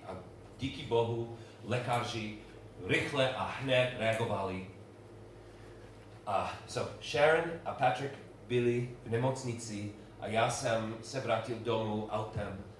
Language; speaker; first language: Czech; non-native, learner; English